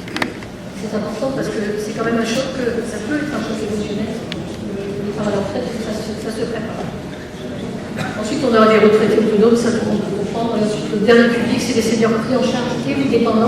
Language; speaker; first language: French; native; French